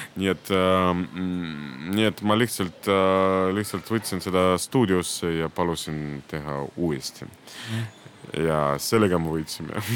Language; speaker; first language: Estonian; non-native, local second language; Russian